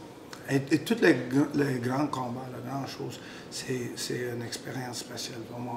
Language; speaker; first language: French; non-native, local second language; English